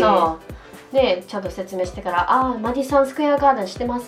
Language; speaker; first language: Japanese; non-native, fluent; French